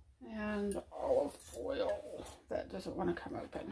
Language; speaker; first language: English; native; English